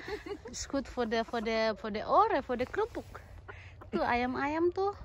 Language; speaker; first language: Dutch; non-native, learner; Indonesian